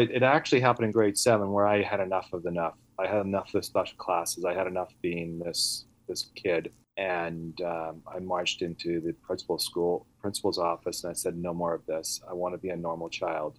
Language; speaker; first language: English; early bilingual, other home language; Italian